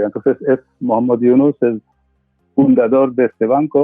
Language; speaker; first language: Spanish; non-native, fluent; Bangla